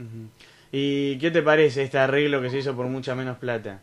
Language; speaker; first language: Spanish; native; Spanish